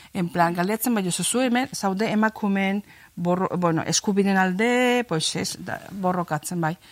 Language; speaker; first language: Basque; non-native, fluent; Azerbaijani